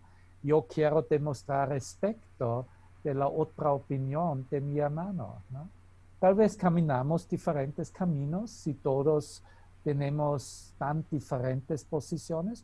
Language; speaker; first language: Spanish; non-native, fluent; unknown